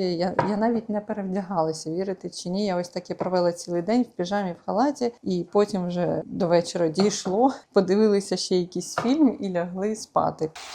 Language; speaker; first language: Ukrainian; non-native, local second language; Russian